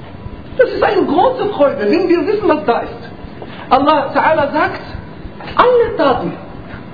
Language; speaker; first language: German; non-native, fluent; Arabic